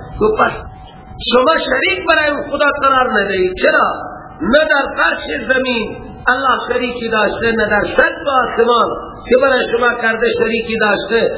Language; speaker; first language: Persian; non-native, local second language; Baluchi